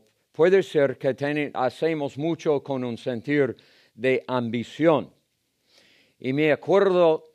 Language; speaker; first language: Spanish; non-native, fluent; English